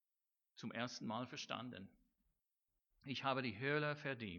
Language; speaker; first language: German; non-native, fluent; English